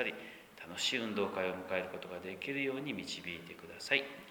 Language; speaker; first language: Japanese; native; Japanese